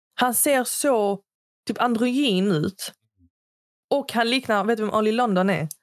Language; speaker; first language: Swedish; early bilingual, other home language; Arabic